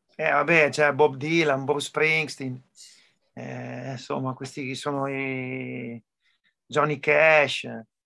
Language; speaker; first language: Italian; native; Italian